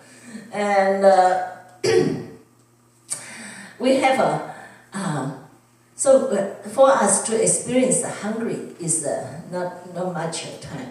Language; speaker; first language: English; non-native, learner; Chinese